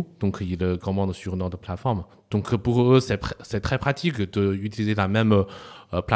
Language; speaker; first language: French; non-native, fluent; Chinese